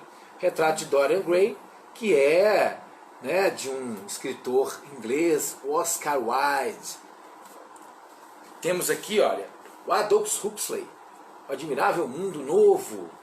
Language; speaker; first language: Portuguese; native; Portuguese